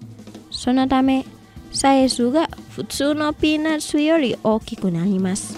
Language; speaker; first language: Japanese; non-native, fluent; Indonesian